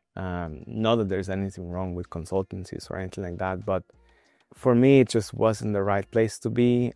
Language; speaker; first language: English; non-native, fluent; Spanish